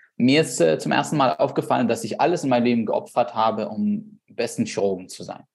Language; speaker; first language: German; non-native, fluent; Arabic